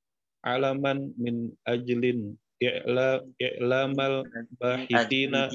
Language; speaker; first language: Arabic; non-native, learner; Indonesian